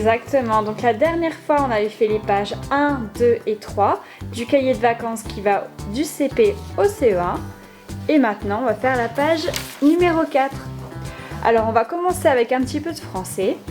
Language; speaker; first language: French; native; French